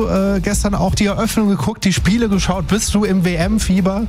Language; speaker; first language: German; native; German